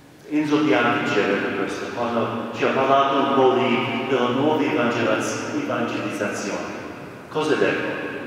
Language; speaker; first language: Italian; non-native, fluent; English